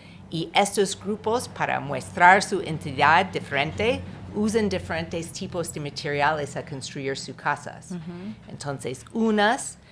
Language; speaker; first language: Spanish; non-native, fluent; English